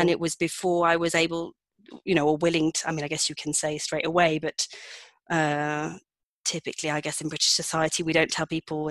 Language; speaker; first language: English; native; English